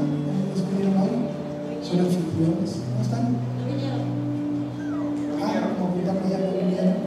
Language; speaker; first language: Spanish; native; Spanish